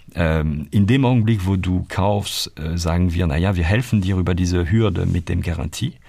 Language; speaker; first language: German; non-native, fluent; French